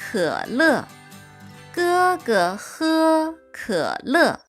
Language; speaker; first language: Chinese; non-native, learner; Thai